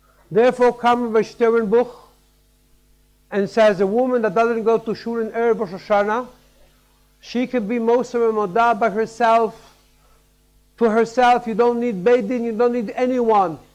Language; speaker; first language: English; non-native, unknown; Hebrew